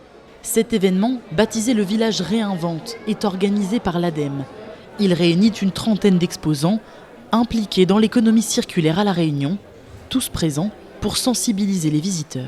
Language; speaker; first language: French; native; French